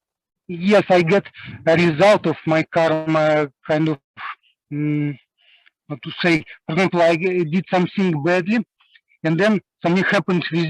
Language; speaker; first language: English; non-native, learner; Russian